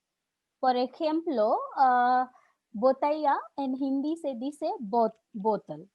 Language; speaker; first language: Spanish; non-native, learner; Hindi